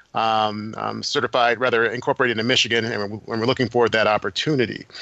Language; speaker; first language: English; native; English